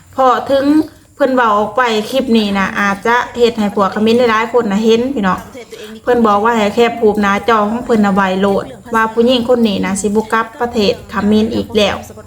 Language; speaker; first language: Thai; native; Thai